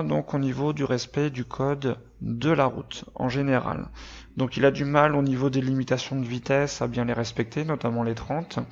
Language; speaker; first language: French; native; French